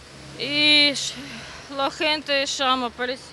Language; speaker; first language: Spanish; non-native, learner; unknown